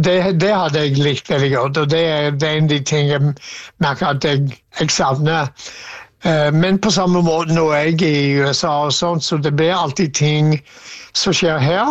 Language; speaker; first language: Norwegian; non-native, fluent; English